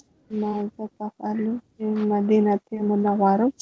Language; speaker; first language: Arabic; non-native, learner; Malay